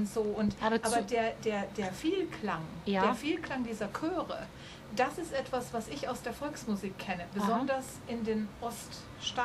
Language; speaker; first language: German; native; German